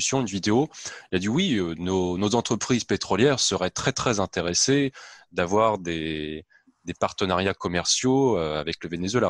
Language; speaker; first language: French; native; French